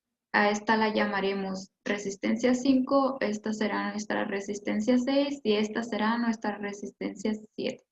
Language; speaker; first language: Spanish; native; Spanish